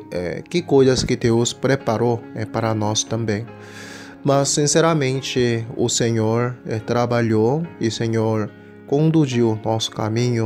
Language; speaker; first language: Portuguese; non-native, fluent; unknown